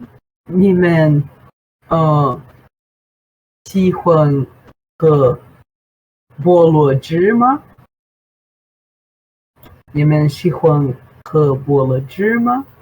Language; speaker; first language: Chinese; non-native, fluent; Portuguese